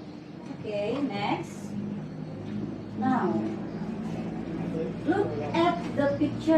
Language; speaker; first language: English; non-native, fluent; Indonesian